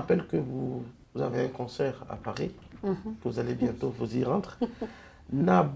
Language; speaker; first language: French; non-native, local second language; Lingala